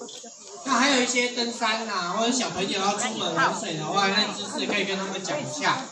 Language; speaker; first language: Chinese; native; Chinese